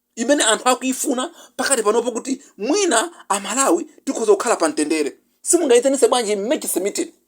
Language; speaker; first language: Nyanja; non-native, local second language; Yao